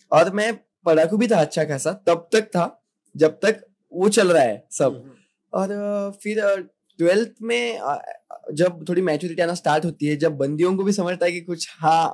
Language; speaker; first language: Hindi; non-native, local second language; Marathi